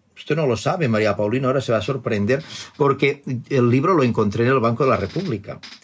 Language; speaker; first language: Spanish; non-native, local second language; Catalan